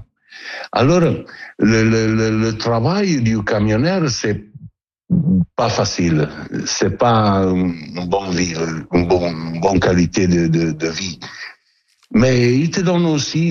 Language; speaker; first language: French; non-native, learner; Italian